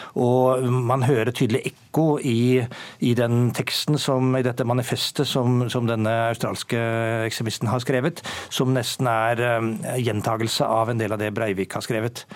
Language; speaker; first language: Norwegian; native; Norwegian